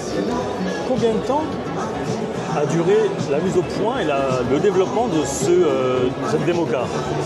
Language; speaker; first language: French; native; French